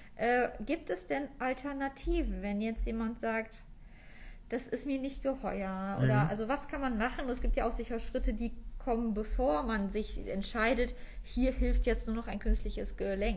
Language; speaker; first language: German; native; German